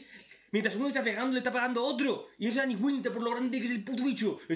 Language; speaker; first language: Spanish; native; Spanish